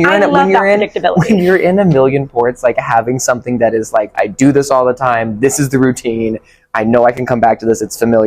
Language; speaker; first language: English; native; English